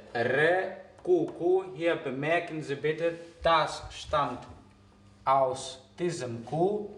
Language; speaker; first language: German; non-native, fluent; Greek